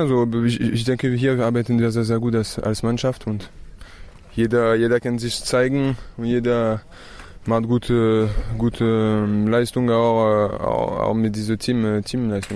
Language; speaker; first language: German; non-native, fluent; French